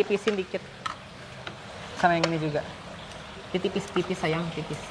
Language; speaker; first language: Indonesian; native; Indonesian